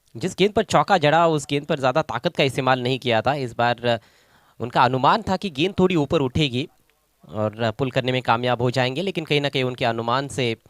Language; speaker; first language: Hindi; non-native, local second language; Marathi